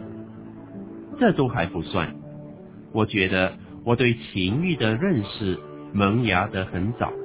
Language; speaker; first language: Chinese; native; Chinese